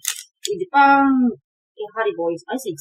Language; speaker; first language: English; non-native, learner; Japanese